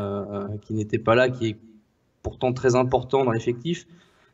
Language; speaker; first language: French; native; French